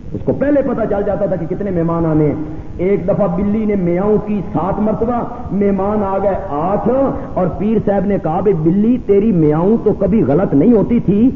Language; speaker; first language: Urdu; non-native, local second language; Punjabi